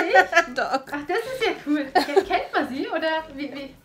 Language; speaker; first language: German; native; German